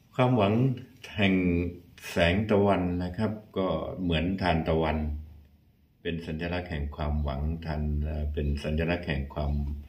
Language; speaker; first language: Thai; native; Thai